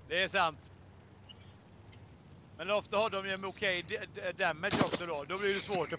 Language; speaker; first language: Swedish; native; Swedish